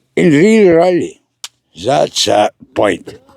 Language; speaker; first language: English; non-native, learner; Estonian